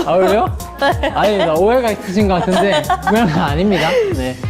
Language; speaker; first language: Korean; native; Korean